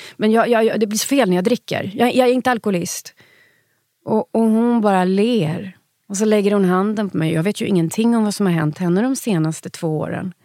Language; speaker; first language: Swedish; native; Swedish